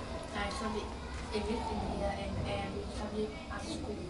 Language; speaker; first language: English; non-native, learner; Vietnamese